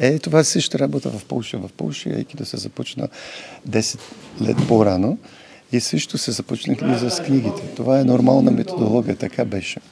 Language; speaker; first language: Bulgarian; non-native, learner; Polish